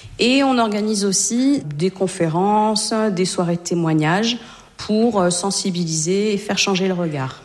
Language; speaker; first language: French; native; French